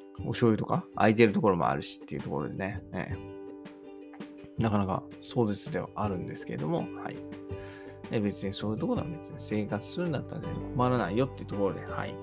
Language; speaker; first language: Japanese; native; Japanese